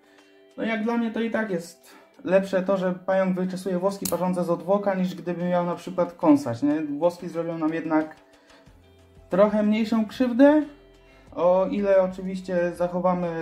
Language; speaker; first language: Polish; native; Polish